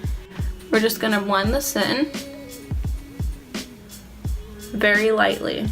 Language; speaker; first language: English; native; English